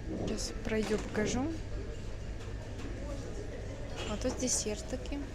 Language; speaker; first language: Russian; non-native, learner; Mongolian